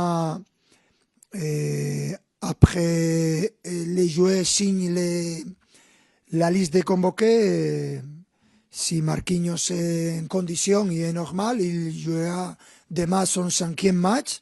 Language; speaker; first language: French; non-native, fluent; Spanish